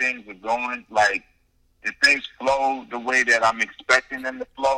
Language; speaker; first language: English; native; English